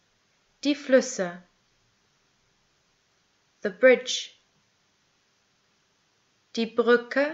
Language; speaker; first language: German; native; German